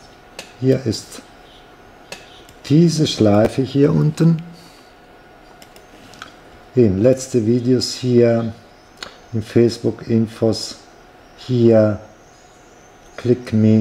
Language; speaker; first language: German; non-native, fluent; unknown